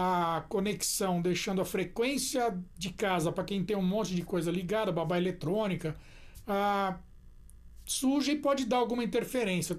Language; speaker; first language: Portuguese; native; Portuguese